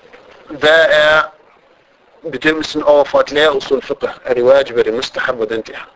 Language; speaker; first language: Danish; non-native, fluent; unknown